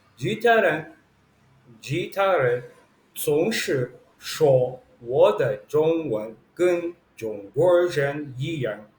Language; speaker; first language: Chinese; non-native, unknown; Turkish